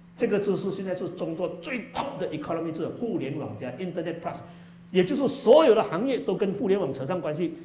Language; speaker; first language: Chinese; native; Chinese